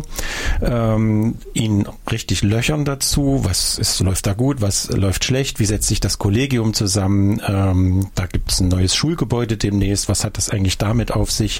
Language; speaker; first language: German; native; German